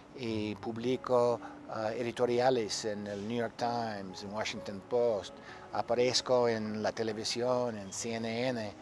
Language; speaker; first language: Spanish; non-native, fluent; English